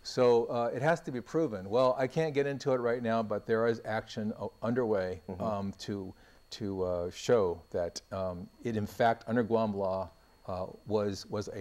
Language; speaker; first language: English; native; English